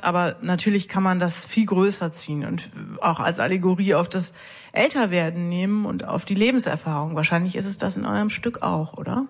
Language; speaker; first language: German; native; German